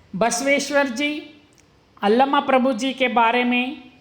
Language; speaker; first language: Hindi; non-native, local second language; Kannada